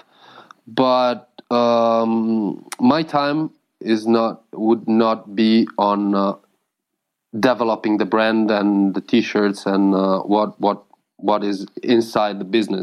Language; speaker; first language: English; non-native, fluent; Italian